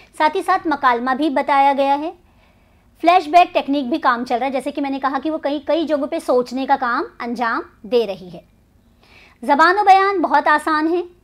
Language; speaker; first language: Hindi; non-native, local second language; Urdu